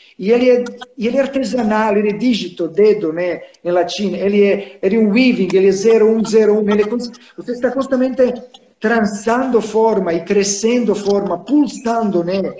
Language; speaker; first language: Portuguese; non-native, fluent; Serbian